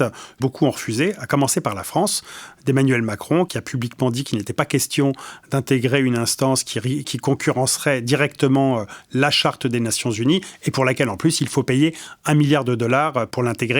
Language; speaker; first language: French; native; French